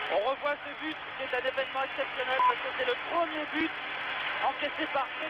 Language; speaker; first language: French; native; French